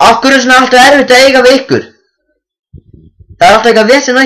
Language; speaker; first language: Icelandic; native; Icelandic